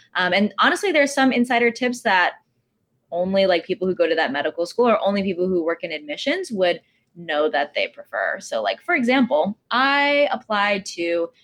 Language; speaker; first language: English; native; English